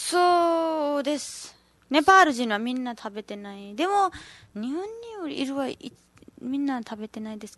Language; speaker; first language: Japanese; non-native, learner; Nepali